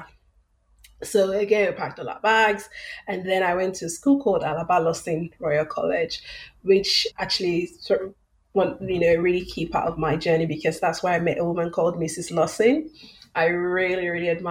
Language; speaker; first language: English; non-native, local second language; Yoruba